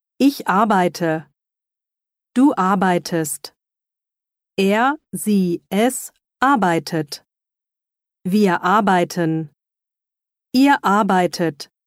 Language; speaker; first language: German; native; German